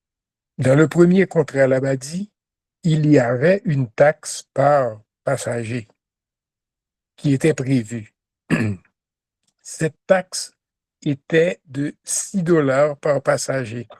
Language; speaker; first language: French; non-native, local second language; Haitian Creole